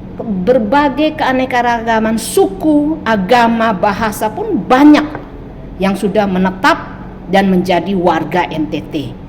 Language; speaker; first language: Indonesian; native; Indonesian